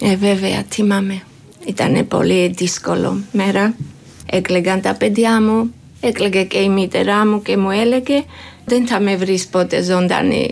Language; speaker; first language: Greek; non-native, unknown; Georgian